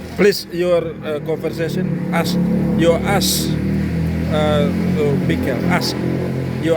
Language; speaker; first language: English; non-native, learner; Indonesian